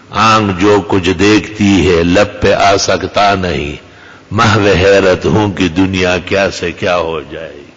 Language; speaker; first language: Urdu; non-native, local second language; Pashto